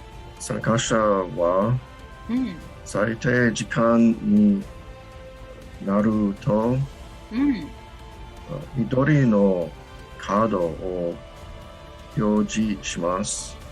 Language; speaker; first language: Japanese; non-native, learner; English